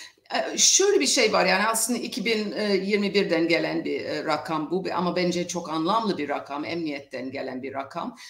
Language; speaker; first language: Turkish; non-native, fluent; English